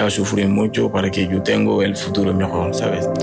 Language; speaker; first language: Spanish; non-native, learner; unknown